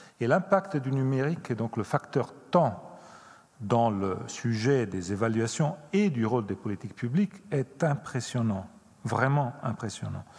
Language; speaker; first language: French; non-native, fluent; Italian